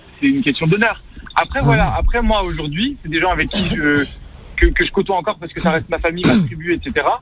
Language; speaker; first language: French; non-native, fluent; Kurdish